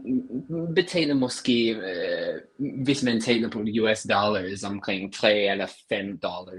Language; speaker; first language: Danish; non-native, fluent; English